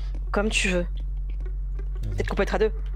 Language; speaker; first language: French; native; French